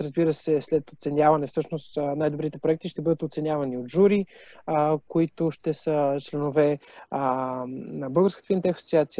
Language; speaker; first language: Bulgarian; native; Bulgarian